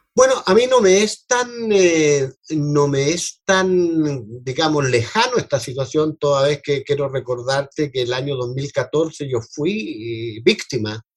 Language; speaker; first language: Spanish; native; Spanish